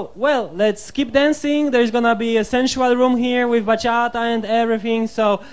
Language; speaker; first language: English; non-native, fluent; Polish